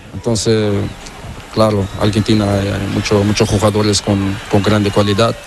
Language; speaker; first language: Spanish; non-native, learner; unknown